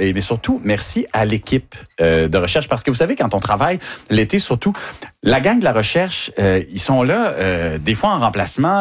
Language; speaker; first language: French; native; French